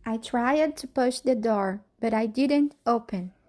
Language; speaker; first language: English; non-native, fluent; Portuguese